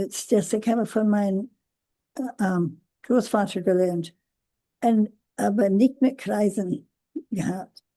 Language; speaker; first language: German; non-native, learner; English